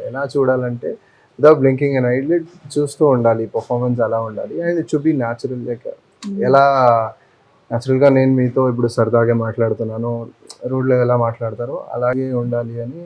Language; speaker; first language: Telugu; non-native, fluent; Tamil